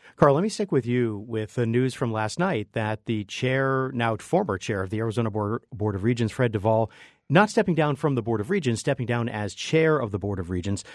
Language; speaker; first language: English; native; English